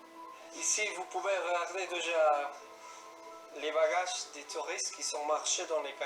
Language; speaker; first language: French; non-native, learner; Spanish